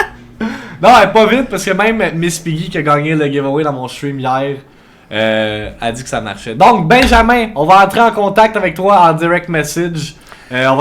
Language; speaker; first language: French; native; French